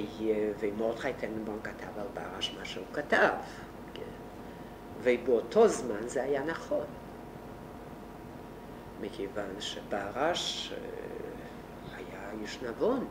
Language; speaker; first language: Hebrew; non-native, fluent; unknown